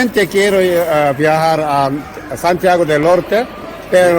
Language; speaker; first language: Spanish; non-native, learner; Korean